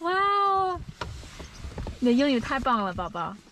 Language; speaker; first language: Chinese; non-native, fluent; English